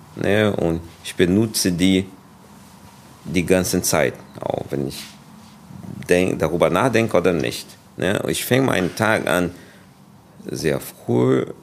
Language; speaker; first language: German; non-native, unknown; Portuguese